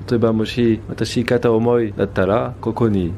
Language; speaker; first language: Japanese; non-native, learner; French